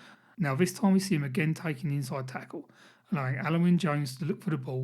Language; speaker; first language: English; native; English